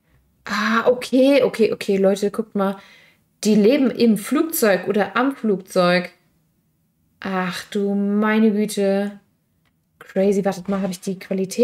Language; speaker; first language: German; native; German